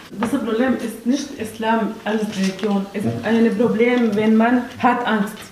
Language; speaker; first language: German; non-native, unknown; Arabic